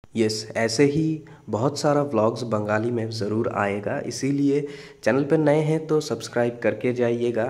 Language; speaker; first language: Hindi; non-native, local second language; Bangla